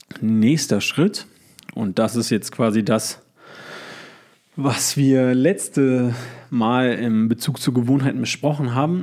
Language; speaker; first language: German; native; German